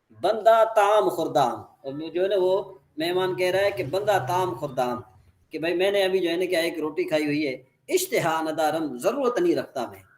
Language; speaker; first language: Urdu; non-native, local second language; Sindhi